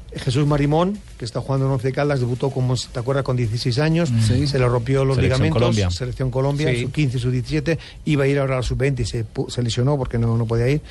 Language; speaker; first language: Spanish; native; Spanish